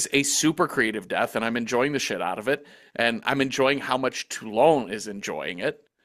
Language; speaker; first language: English; native; English